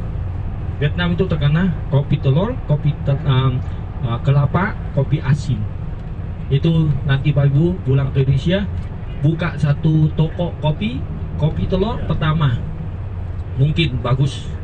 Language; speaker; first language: Indonesian; non-native, learner; Vietnamese